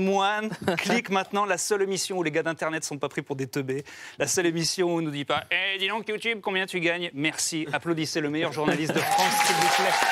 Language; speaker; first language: French; native; French